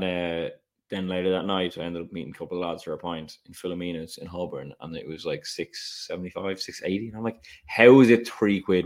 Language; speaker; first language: English; native; English